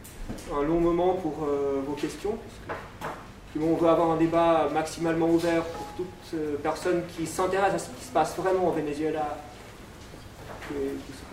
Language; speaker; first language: French; native; French